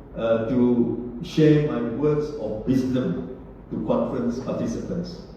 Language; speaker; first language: English; non-native, local second language; Malay